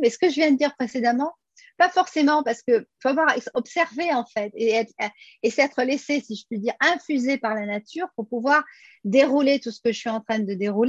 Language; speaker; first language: French; native; French